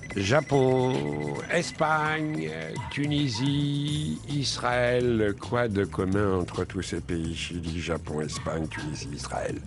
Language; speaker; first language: French; native; French